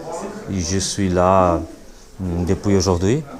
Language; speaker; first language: French; non-native, learner; Portuguese